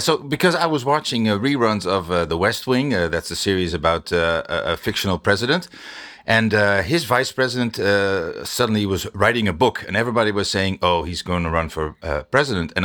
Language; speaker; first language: English; non-native, fluent; Dutch